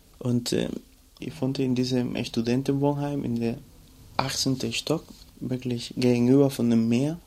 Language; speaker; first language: German; non-native, fluent; Spanish